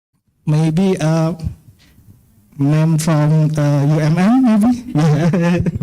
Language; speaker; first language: English; non-native, fluent; Indonesian